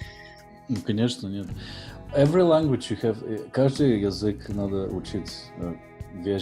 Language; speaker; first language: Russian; non-native, learner; Bulgarian